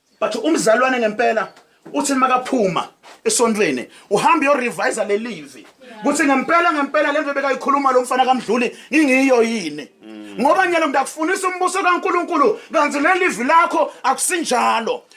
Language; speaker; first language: Zulu; non-native, local second language; Tsonga